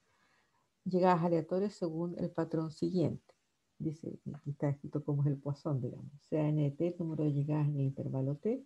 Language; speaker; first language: Spanish; native; Spanish